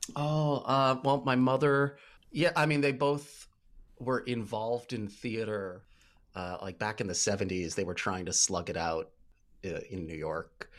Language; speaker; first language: English; native; English